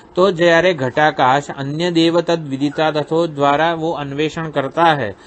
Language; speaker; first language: Hindi; non-native, local second language; Gujarati